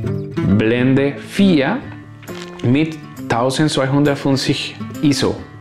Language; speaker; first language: German; non-native, fluent; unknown